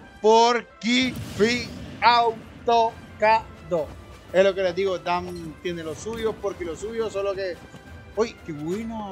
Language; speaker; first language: Spanish; native; Spanish